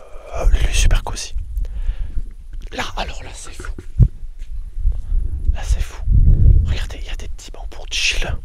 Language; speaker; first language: French; native; French